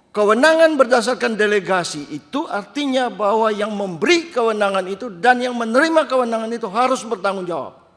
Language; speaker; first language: Indonesian; native; Indonesian